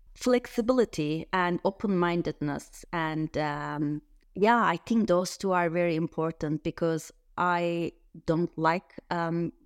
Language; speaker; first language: English; non-native, fluent; Turkish